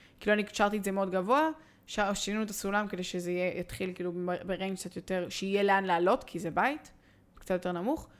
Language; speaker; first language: Hebrew; native; Hebrew